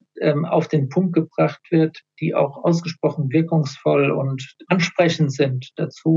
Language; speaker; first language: German; native; German